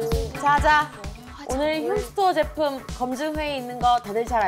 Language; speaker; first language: Korean; native; Korean